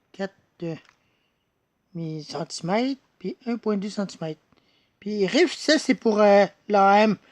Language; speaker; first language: French; native; French